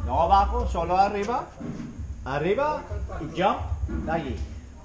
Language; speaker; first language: Spanish; non-native, learner; English